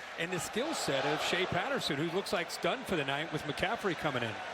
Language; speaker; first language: English; native; English